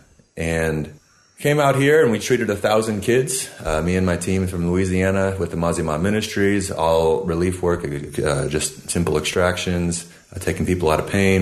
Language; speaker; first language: English; native; English